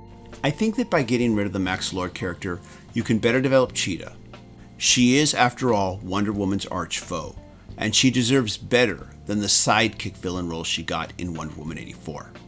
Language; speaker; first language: English; native; English